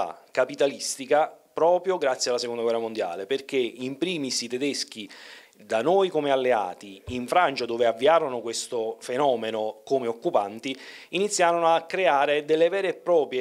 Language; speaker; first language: Italian; native; Italian